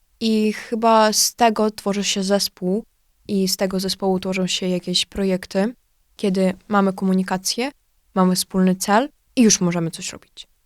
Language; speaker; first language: Polish; non-native, learner; Ukrainian